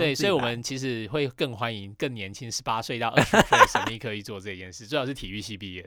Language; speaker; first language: Chinese; native; Chinese